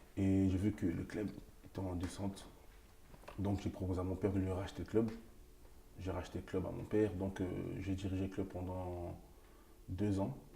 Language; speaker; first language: French; early bilingual, other home language; Lingala